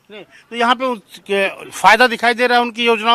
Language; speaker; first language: Hindi; native; Hindi